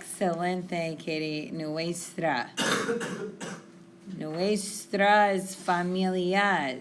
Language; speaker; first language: Spanish; non-native, fluent; English